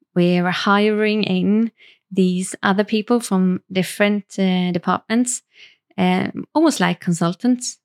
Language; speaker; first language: English; non-native, fluent; Swedish